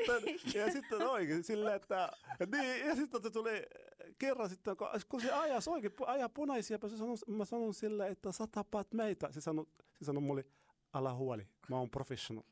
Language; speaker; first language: Finnish; non-native, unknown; Arabic